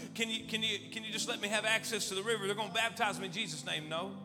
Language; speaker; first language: English; native; English